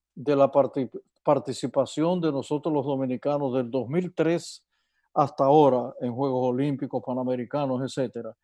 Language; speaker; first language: Spanish; native; Spanish